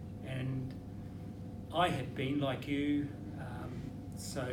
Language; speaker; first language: English; native; English